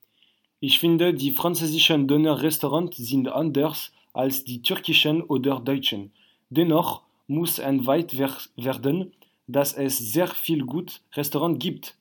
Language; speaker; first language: German; non-native, learner; French